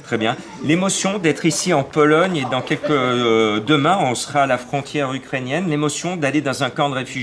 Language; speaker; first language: French; native; French